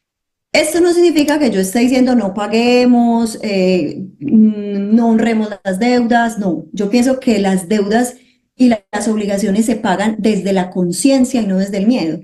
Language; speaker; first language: Spanish; native; Spanish